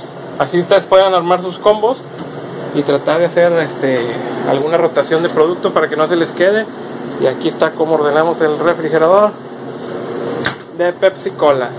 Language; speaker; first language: Spanish; native; Spanish